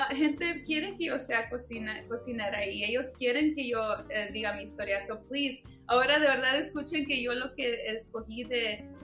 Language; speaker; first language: Spanish; early bilingual, heritage; Spanish